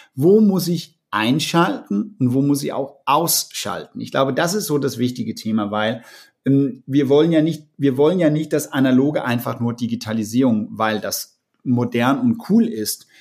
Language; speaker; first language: German; non-native, fluent; Danish